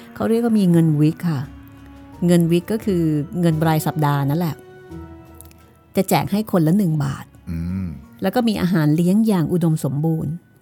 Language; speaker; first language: Thai; native; Thai